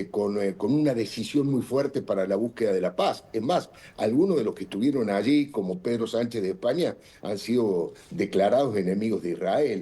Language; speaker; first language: Spanish; native; Spanish